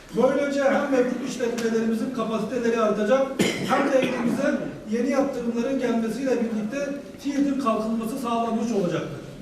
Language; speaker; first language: Turkish; native; Turkish